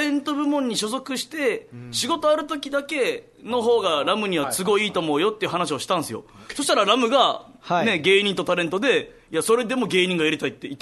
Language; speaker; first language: Japanese; native; Japanese